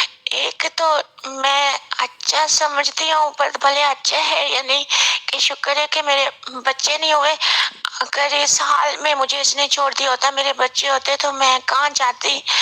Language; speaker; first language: Hindi; non-native, local second language; Punjabi